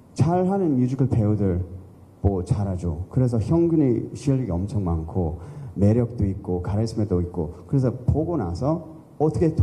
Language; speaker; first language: Korean; early bilingual, heritage; English